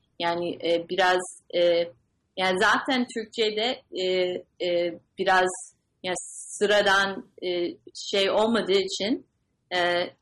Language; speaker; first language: Turkish; non-native, learner; English